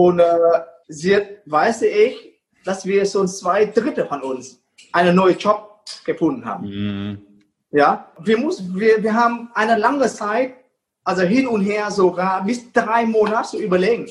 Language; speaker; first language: German; non-native, fluent; Vietnamese